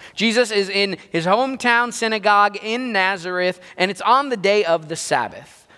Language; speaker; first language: English; native; English